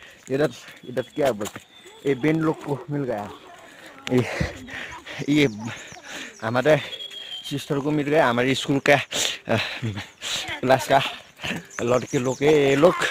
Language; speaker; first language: Hindi; non-native, learner; Nepali